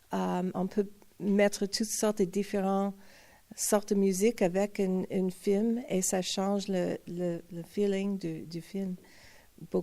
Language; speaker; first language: French; non-native, fluent; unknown